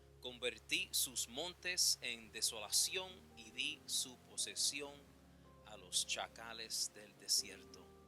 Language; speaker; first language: Spanish; early bilingual, heritage; Spanish